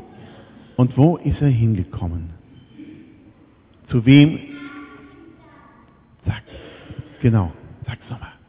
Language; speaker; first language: German; native; German